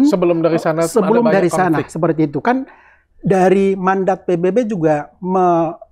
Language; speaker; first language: Indonesian; native; Indonesian